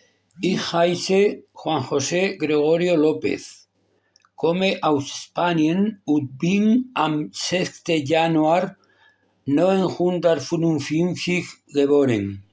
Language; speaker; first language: German; non-native, learner; Spanish